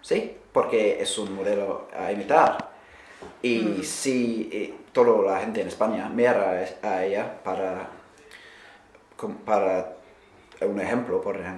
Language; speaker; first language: Spanish; non-native, fluent; English